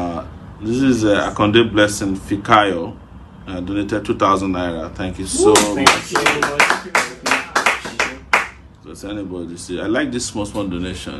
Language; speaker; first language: English; non-native, local second language; Yoruba